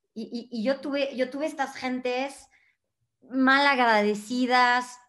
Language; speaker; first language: Spanish; non-native, fluent; French